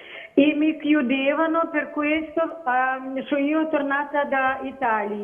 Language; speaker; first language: Italian; non-native, learner; Ukrainian